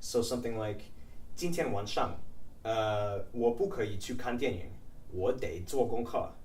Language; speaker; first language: Chinese; non-native, fluent; English